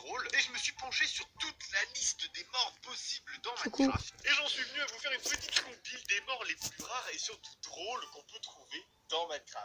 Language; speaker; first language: French; native; French